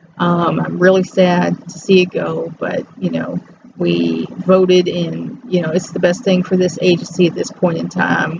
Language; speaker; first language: English; native; English